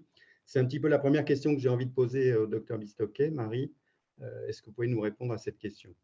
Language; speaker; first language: French; native; French